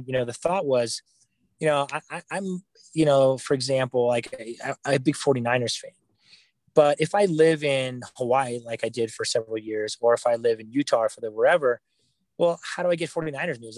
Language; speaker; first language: English; native; English